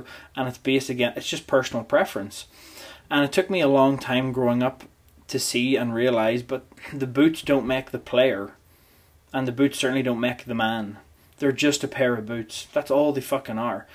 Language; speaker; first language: English; native; English